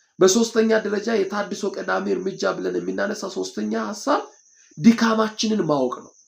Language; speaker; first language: Amharic; non-native, local second language; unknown